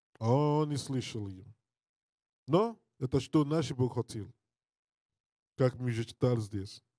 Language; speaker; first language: Russian; non-native, learner; English